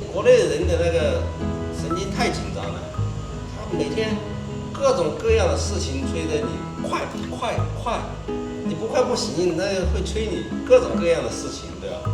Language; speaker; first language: Chinese; native; Chinese